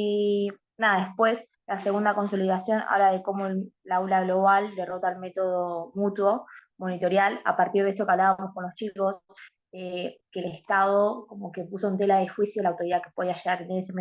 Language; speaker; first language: Spanish; native; Spanish